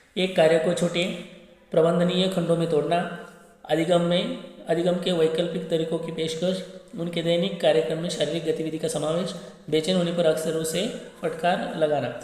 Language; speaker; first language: Hindi; non-native, local second language; Marathi